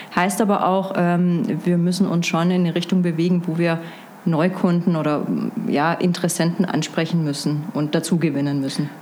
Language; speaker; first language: German; native; German